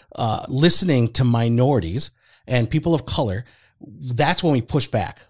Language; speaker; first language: English; early bilingual, other home language; Spanish